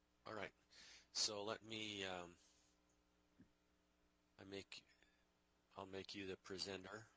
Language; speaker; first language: English; native; English